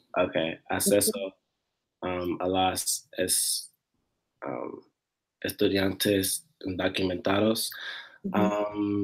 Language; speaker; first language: Spanish; non-native, learner; English